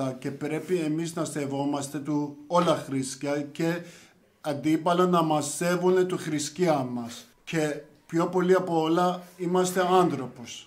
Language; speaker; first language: Greek; non-native, learner; Persian